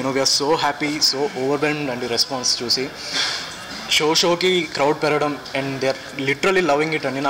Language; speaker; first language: Telugu; native; Telugu